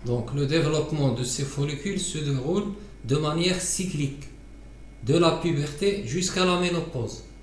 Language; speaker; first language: French; non-native, local second language; Arabic